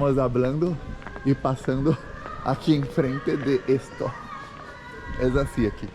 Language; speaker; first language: Spanish; non-native, fluent; Portuguese